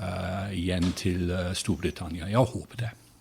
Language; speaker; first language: Norwegian; non-native, fluent; English